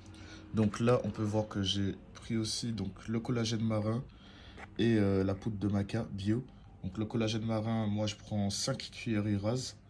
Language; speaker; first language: French; native; French